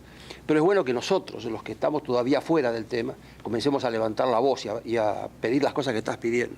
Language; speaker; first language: Spanish; native; Spanish